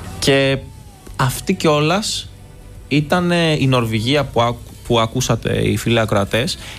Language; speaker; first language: Greek; native; Greek